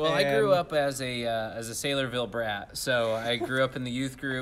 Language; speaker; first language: English; native; English